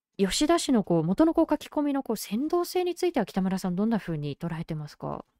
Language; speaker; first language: Japanese; native; Japanese